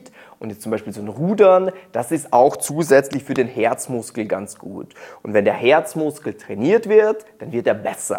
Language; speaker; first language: German; native; German